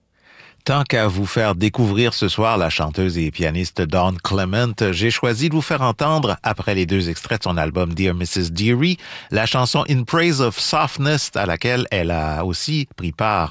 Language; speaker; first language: French; native; French